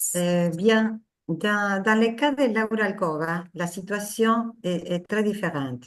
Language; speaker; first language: French; non-native, fluent; Spanish